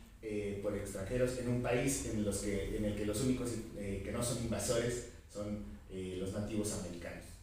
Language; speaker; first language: Spanish; native; Spanish